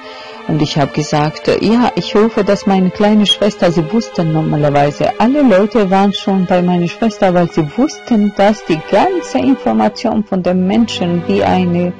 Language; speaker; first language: German; non-native, fluent; Albanian